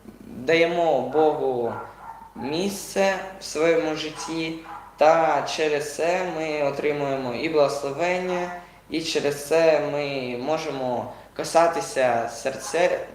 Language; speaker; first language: Ukrainian; non-native, local second language; Russian